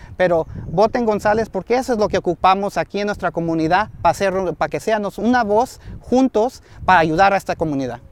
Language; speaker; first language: Spanish; early bilingual, other home language; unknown